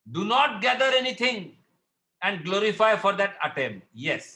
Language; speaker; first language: English; non-native, local second language; Marathi